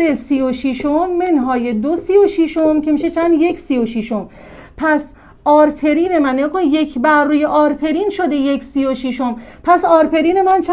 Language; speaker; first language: Persian; native; Persian